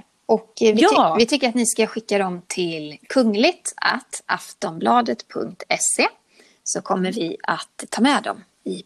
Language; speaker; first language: Swedish; native; Swedish